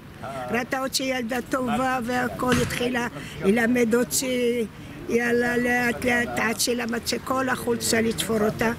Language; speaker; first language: Hebrew; non-native, fluent; Arabic